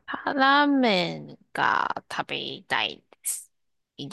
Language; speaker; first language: Japanese; non-native, learner; Chinese